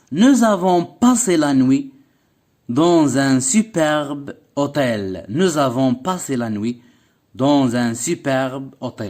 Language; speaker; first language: French; non-native, local second language; Arabic